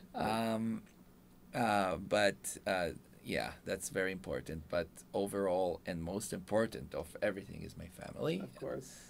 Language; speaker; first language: English; non-native, fluent; Hebrew